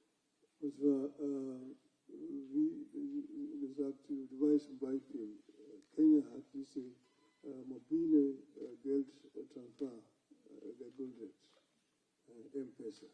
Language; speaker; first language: German; non-native, fluent; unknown